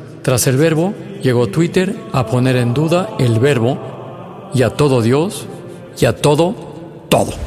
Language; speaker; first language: Spanish; native; Spanish